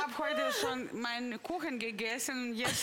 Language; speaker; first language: German; non-native, fluent; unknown